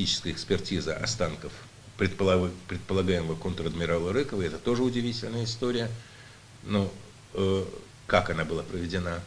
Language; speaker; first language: Russian; native; Russian